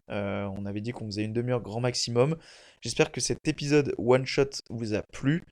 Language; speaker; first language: French; native; French